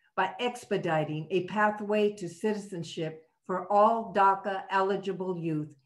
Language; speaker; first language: English; native; English